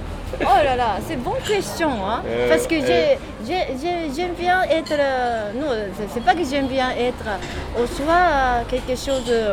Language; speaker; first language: French; non-native, learner; Japanese